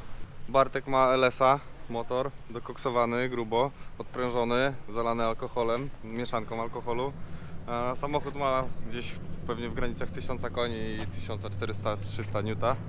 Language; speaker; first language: Polish; native; Polish